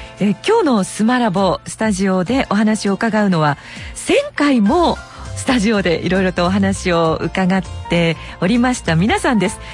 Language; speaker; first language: Japanese; native; Japanese